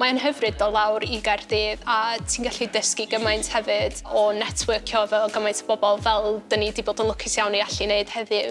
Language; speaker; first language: Welsh; native; Welsh